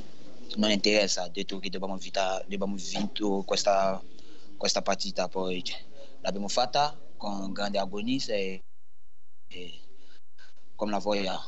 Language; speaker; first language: Italian; non-native, learner; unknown